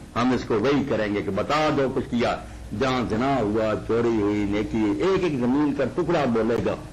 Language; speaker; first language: Urdu; non-native, local second language; Punjabi